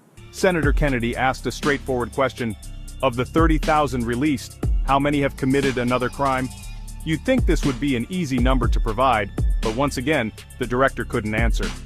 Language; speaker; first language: English; native; English